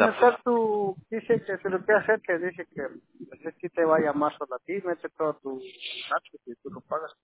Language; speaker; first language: Spanish; native; Spanish